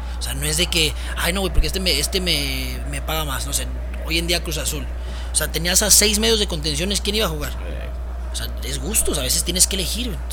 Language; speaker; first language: Spanish; early bilingual, heritage; Spanish